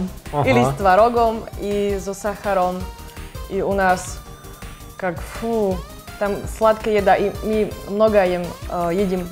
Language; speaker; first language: Russian; non-native, learner; Slovak